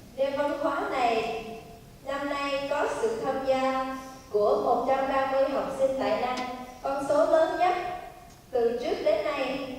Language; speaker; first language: Vietnamese; early bilingual, heritage; Vietnamese